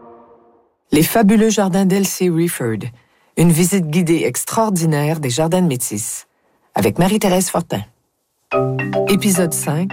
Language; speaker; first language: French; native; French